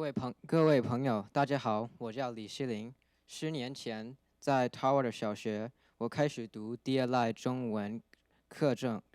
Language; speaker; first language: Chinese; non-native, learner; English